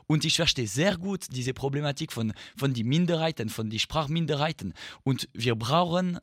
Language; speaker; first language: German; non-native, fluent; French